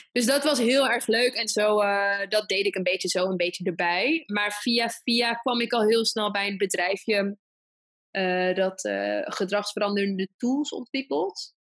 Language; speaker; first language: Dutch; early bilingual, other home language; Persian